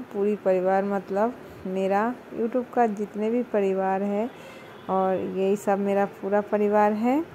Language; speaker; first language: Hindi; non-native, local second language; Bangla